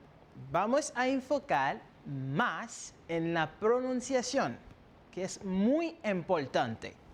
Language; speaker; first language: Spanish; non-native, fluent; French